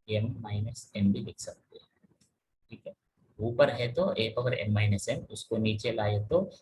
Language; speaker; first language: Hindi; non-native, local second language; Telugu